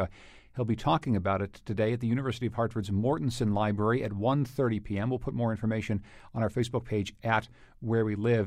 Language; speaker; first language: English; native; English